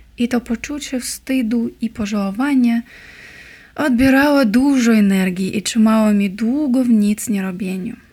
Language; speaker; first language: Polish; non-native, learner; Russian